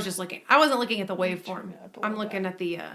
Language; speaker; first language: English; native; English